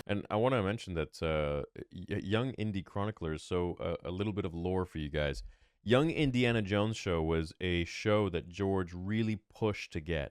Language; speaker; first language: English; native; English